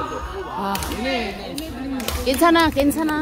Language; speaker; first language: Korean; non-native, fluent; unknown